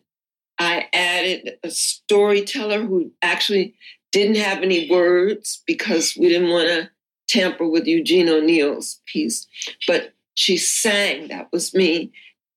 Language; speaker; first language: English; native; English